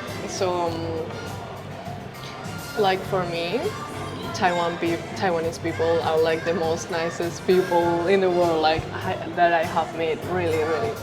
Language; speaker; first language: English; non-native, fluent; Spanish